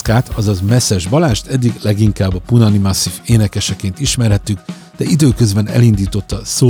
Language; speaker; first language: Hungarian; native; Hungarian